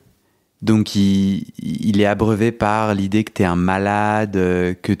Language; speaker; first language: French; native; French